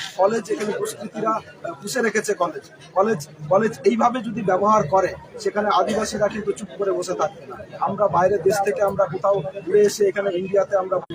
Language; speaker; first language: Bangla; non-native, local second language; Santali